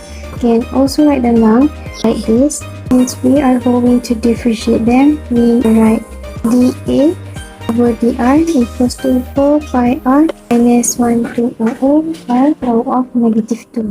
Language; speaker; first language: English; non-native, local second language; Malay